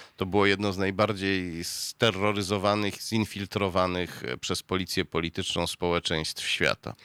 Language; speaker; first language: Polish; native; Polish